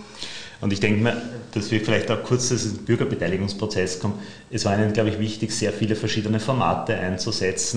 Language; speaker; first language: German; native; German